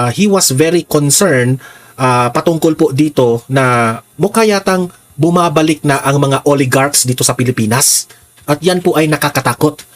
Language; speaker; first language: Filipino; native; Filipino